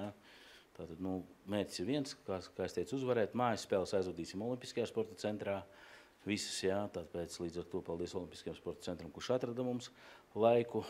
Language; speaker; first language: Latvian; native; Latvian